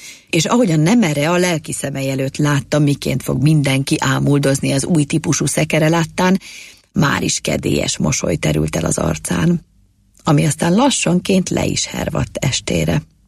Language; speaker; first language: Hungarian; native; Hungarian